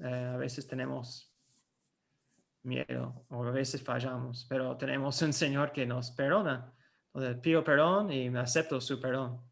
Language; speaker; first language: Spanish; non-native, fluent; English